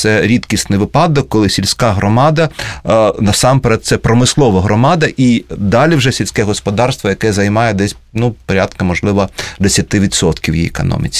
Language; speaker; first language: Ukrainian; native; Ukrainian